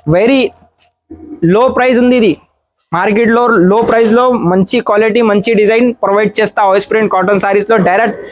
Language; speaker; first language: Telugu; non-native, learner; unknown